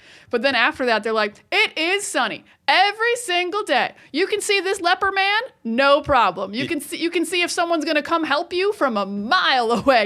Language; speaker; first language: English; native; English